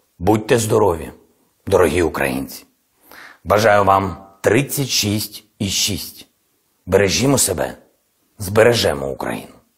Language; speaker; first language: Ukrainian; non-native, local second language; Russian